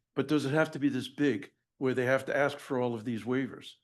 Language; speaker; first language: English; native; English